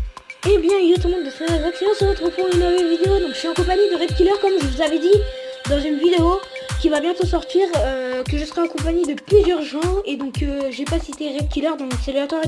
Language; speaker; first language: French; native; French